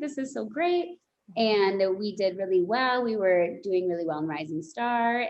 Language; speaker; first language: English; native; English